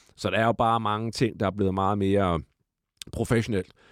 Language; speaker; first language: Danish; native; Danish